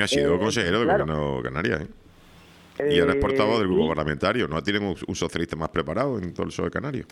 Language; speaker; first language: Spanish; native; Spanish